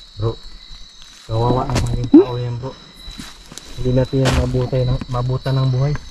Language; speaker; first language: Filipino; non-native, local second language; Cebuano